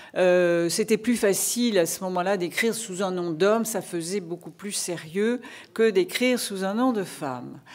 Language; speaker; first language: French; native; French